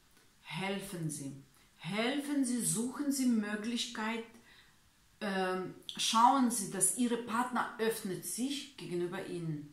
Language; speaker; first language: German; non-native, learner; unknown